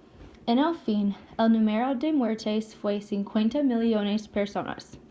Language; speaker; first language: Spanish; non-native, learner; English